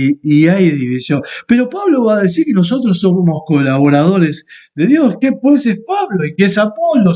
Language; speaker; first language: Spanish; native; Spanish